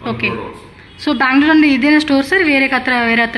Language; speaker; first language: Kannada; non-native, learner; Telugu